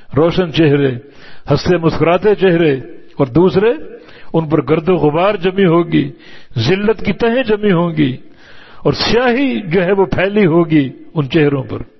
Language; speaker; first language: Urdu; native; Urdu